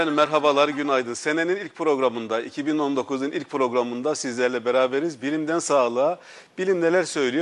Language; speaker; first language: Turkish; native; Turkish